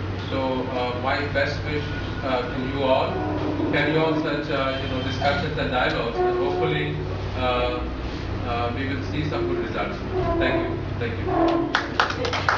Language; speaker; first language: English; non-native, local second language; Bangla